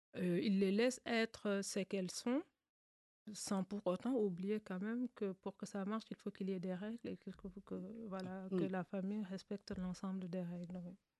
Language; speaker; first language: French; non-native, local second language; Wolof